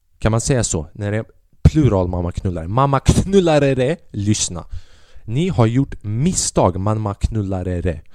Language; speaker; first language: Swedish; early bilingual, other home language; Albanian